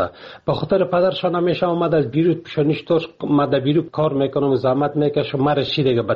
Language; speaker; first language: Persian; native; Persian